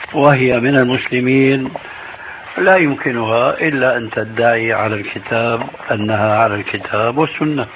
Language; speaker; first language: Arabic; early bilingual, other home language; Albanian